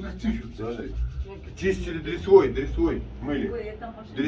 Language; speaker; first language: Russian; native; Russian